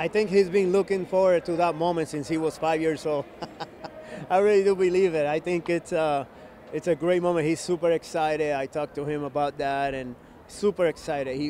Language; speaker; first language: English; non-native, fluent; Spanish